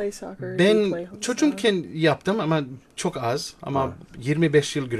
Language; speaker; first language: Turkish; non-native, learner; English